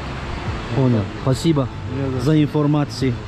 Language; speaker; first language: Russian; non-native, learner; Turkish